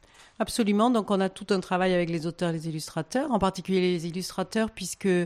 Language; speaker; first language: French; native; French